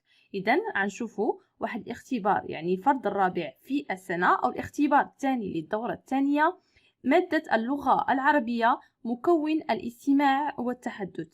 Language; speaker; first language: Arabic; native; Arabic